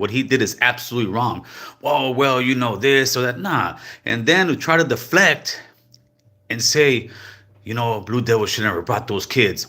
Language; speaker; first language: English; native; English